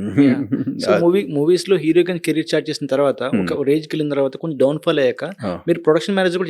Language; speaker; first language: Telugu; native; Telugu